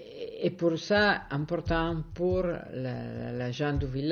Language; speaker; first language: French; non-native, fluent; Italian